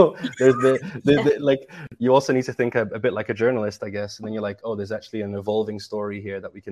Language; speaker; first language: English; native; English